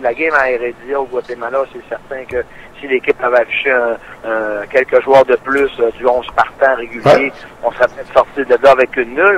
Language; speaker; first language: French; native; French